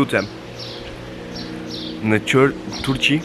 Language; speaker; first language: Albanian; non-native, learner; Turkish